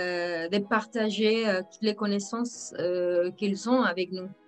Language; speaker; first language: French; non-native, fluent; Spanish